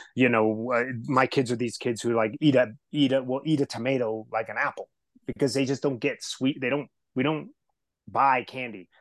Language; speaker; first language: English; early bilingual, other home language; Spanish